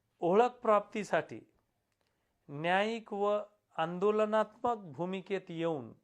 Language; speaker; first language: Marathi; non-native, local second language; Lambadi